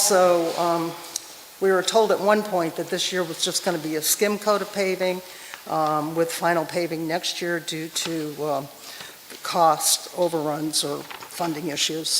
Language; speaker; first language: English; native; English